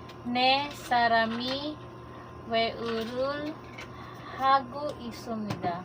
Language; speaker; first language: Korean; non-native, learner; Filipino